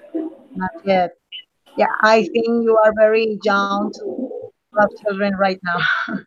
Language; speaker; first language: English; non-native, learner; Spanish